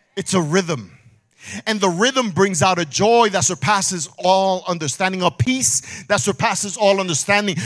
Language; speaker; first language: English; early bilingual, other home language; Spanish